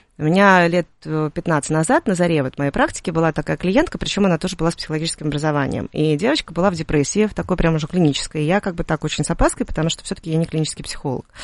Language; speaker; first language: Russian; native; Russian